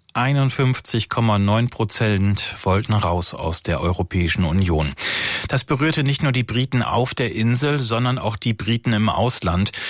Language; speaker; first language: German; native; German